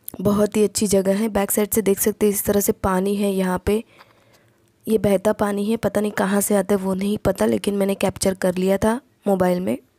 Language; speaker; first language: Hindi; non-native, local second language; Marathi